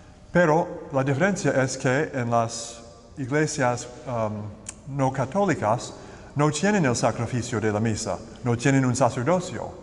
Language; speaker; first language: Spanish; non-native, learner; English